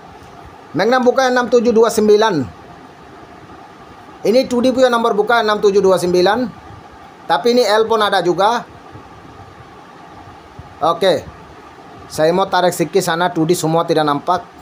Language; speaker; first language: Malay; non-native, learner; Bangla